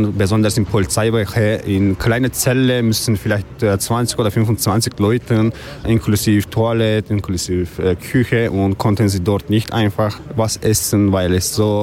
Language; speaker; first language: German; non-native, learner; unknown